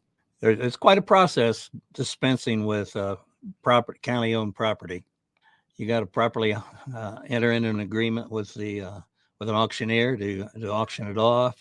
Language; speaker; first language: English; native; English